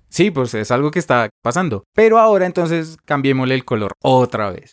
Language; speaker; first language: Spanish; native; Spanish